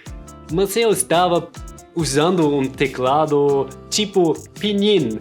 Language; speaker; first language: Portuguese; non-native, fluent; German